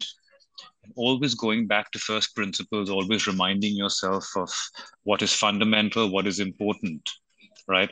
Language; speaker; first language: English; non-native, local second language; Hindi